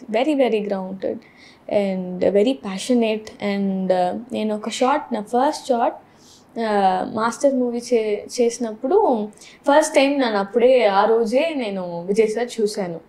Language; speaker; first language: Telugu; non-native, learner; Tamil